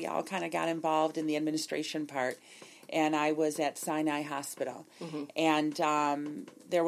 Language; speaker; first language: English; native; English